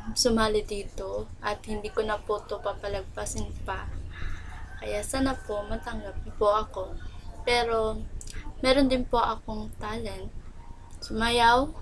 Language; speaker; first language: Filipino; non-native, local second language; Bikol